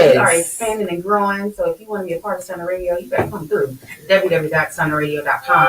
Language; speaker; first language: English; native; English